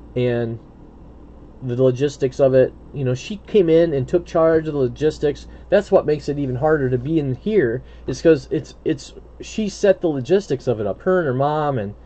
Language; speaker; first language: English; native; English